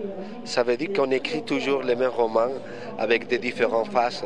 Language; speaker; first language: French; non-native, fluent; Spanish